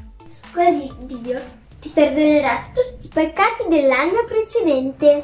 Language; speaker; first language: Italian; early bilingual, other home language; Arabic